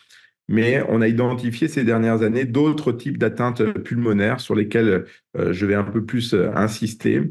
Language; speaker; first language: French; native; French